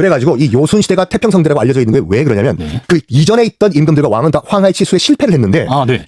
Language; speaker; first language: Korean; native; Korean